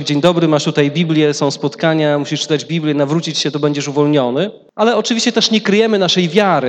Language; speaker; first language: Polish; native; Polish